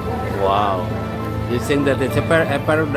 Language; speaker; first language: English; non-native, learner; Indonesian